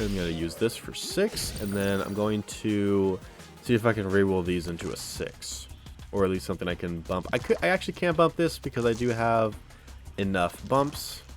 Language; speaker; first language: English; native; English